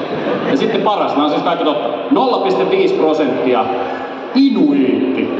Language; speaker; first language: Finnish; native; Finnish